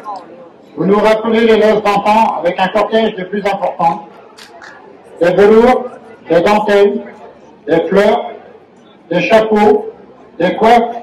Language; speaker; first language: French; native; French